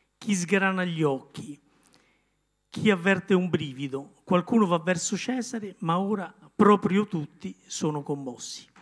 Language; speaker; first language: Italian; native; Italian